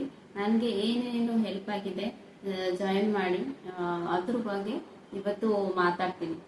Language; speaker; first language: Kannada; non-native, local second language; Odia